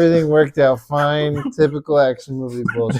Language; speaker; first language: English; native; English